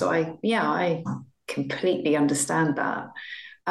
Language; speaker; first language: English; native; English